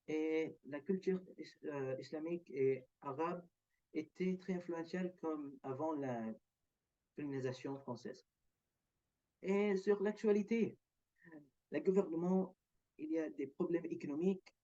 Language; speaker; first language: French; non-native, learner; Arabic